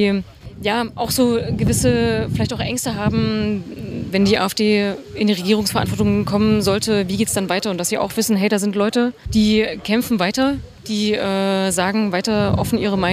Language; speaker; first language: German; native; German